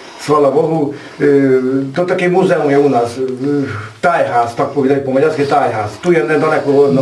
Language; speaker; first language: Ukrainian; early bilingual, heritage; Hungarian